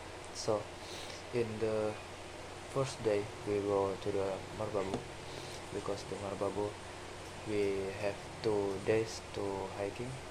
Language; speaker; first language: English; non-native, learner; Indonesian